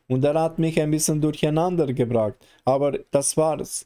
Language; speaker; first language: German; non-native, learner; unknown